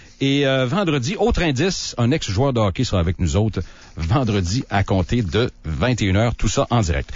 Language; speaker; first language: French; native; French